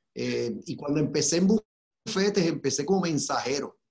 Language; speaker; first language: Spanish; native; Spanish